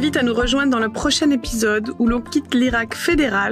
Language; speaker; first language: French; native; French